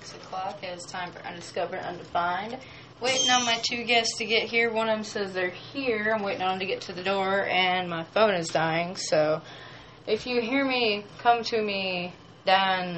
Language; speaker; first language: English; native; English